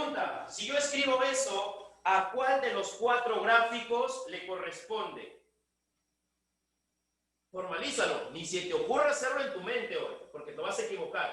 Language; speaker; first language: Spanish; native; Spanish